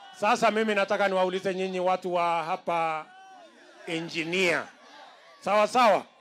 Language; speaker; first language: Swahili; non-native, local second language; Kalenjin